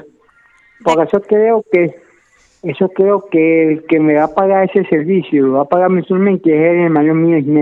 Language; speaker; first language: Spanish; native; Spanish